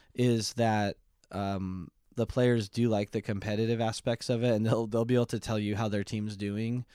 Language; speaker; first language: English; native; English